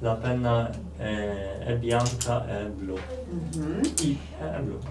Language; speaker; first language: Italian; non-native, learner; Polish